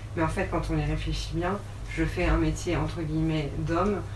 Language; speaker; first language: French; native; French